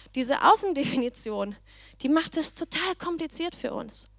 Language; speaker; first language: German; non-native, fluent; Danish